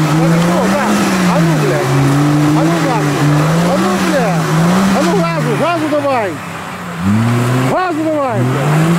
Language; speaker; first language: Russian; non-native, local second language; Ukrainian